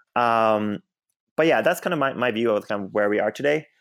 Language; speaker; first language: English; non-native, fluent; Swedish